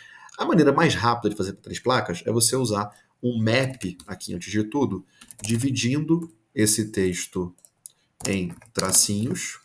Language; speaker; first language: Portuguese; native; Portuguese